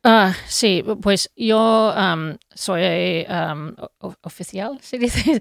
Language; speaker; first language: Spanish; non-native, fluent; English